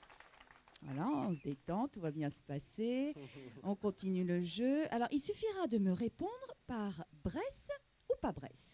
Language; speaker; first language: French; native; French